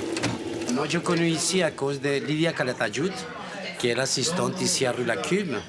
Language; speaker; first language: French; non-native, fluent; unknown